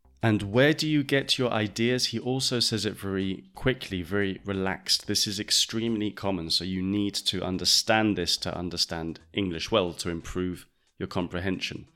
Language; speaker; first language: English; native; English